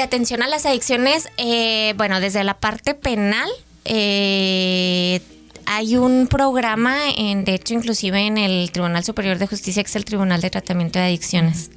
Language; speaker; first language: Spanish; native; Spanish